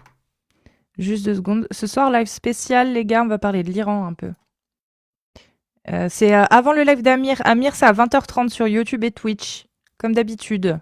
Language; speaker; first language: French; native; French